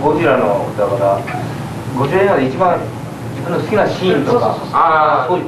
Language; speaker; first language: Japanese; native; Japanese